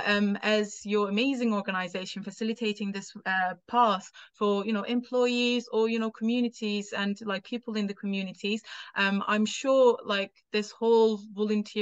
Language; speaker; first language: English; non-native, fluent; Turkish